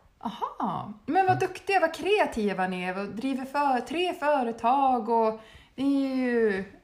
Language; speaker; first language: Swedish; native; Swedish